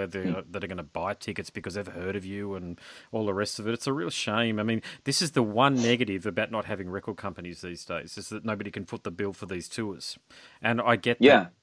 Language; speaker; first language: English; native; English